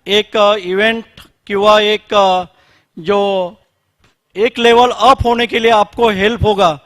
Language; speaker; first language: Hindi; non-native, local second language; Marathi